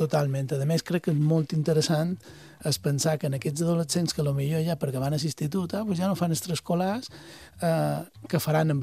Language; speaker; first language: Catalan; native; Catalan